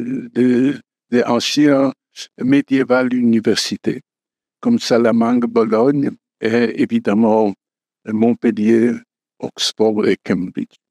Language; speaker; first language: French; non-native, fluent; Polish